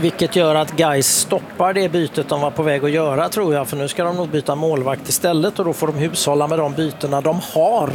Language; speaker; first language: Swedish; native; Swedish